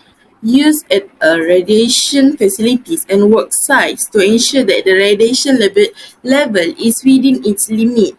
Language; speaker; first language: English; non-native, learner; Malay